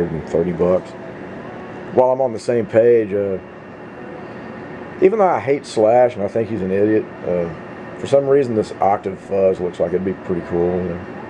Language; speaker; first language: English; native; English